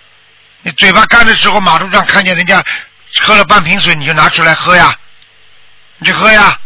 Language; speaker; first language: Chinese; native; Chinese